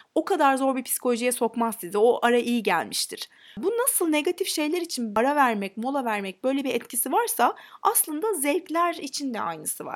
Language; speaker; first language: Turkish; native; Turkish